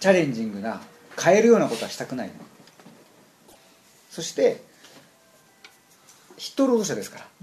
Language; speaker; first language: Japanese; native; Japanese